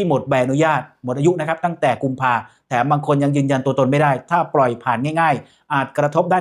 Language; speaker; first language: Thai; native; Thai